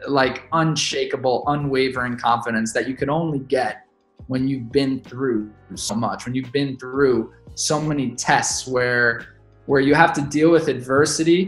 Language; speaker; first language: English; native; English